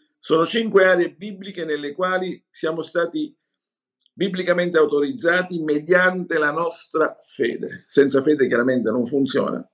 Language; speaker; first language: Italian; native; Italian